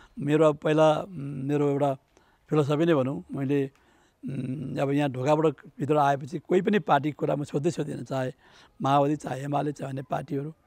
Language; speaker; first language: Nepali; native; Nepali